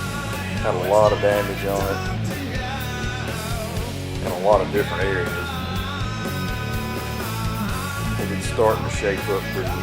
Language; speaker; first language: English; native; English